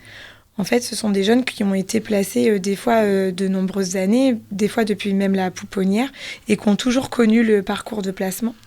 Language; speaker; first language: French; native; French